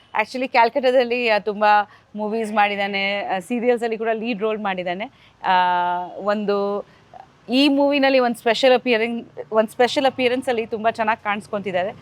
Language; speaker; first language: Kannada; non-native, fluent; Bangla